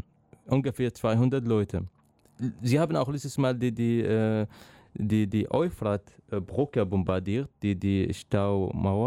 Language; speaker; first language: German; non-native, learner; Arabic